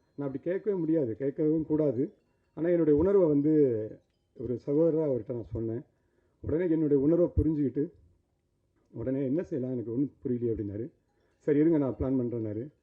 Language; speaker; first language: Tamil; native; Tamil